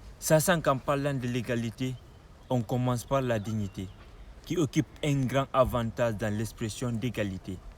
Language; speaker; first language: French; non-native, local second language; Fula